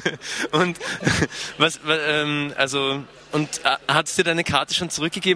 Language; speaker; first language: German; native; German